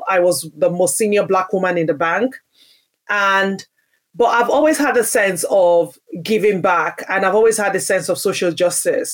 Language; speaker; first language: English; non-native, local second language; Yoruba